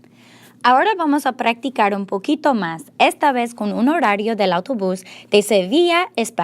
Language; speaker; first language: Spanish; non-native, fluent; English